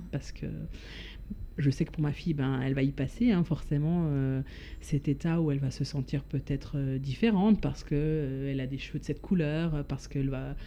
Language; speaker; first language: French; native; French